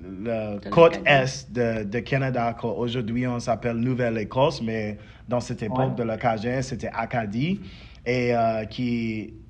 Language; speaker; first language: French; early bilingual, heritage; English